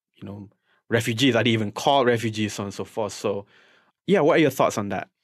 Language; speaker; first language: English; non-native, local second language; Malay